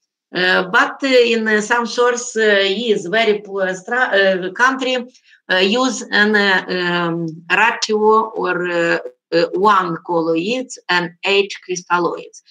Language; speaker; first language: English; non-native, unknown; Romanian